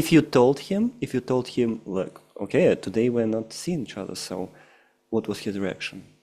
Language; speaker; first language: English; non-native, fluent; Russian